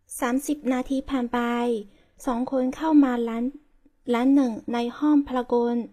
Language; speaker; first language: Thai; non-native, learner; Chinese